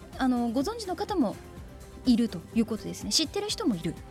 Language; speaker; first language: Japanese; native; Japanese